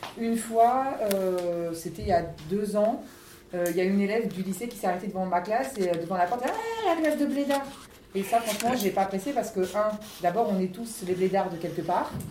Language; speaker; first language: French; native; French